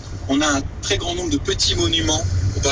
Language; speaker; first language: French; native; French